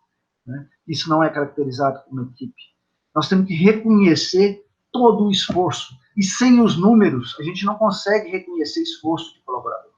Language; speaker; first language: Portuguese; native; Portuguese